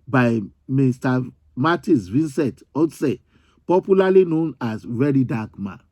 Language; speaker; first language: English; non-native, local second language; Yoruba